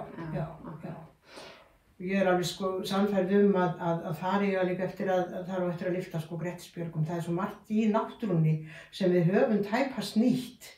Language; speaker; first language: Icelandic; native; Icelandic